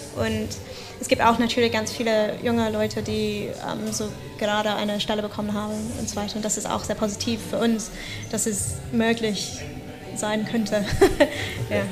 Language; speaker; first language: German; non-native, fluent; English